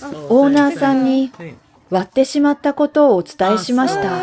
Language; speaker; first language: Japanese; native; Japanese